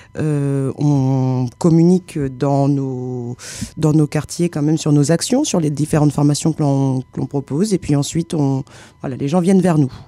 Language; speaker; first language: French; native; French